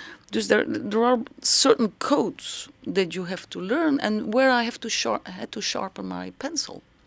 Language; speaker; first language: English; non-native, fluent; Dutch